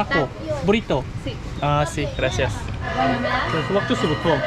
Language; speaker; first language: Spanish; non-native, learner; Korean